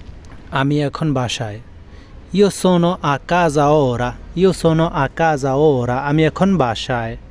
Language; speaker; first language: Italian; non-native, learner; Bangla